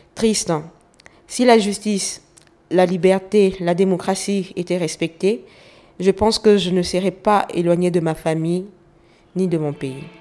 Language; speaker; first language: French; non-native, local second language; Lingala